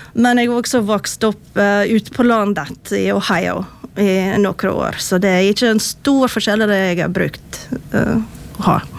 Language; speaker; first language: Norwegian; non-native, fluent; English